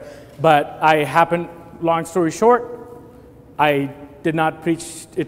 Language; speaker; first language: English; non-native, local second language; Telugu